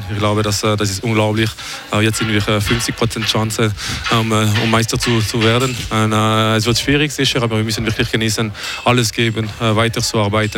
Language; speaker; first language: German; non-native, fluent; French